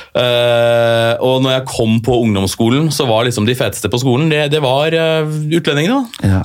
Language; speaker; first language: Norwegian; native; Norwegian